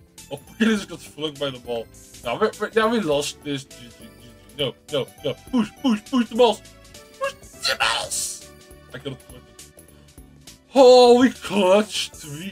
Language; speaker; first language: English; non-native, fluent; Dutch